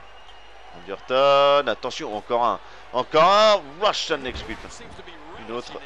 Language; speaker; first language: French; native; French